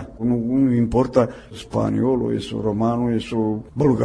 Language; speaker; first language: Spanish; non-native, learner; Romanian